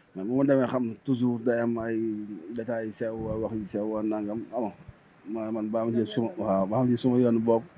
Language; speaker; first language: Wolof; native; Wolof